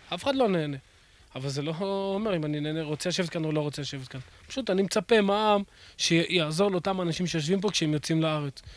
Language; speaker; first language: Hebrew; native; Hebrew